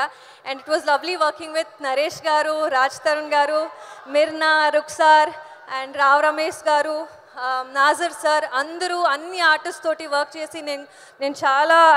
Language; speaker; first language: Telugu; non-native, learner; Kannada